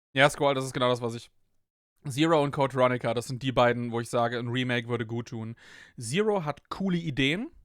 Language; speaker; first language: German; native; German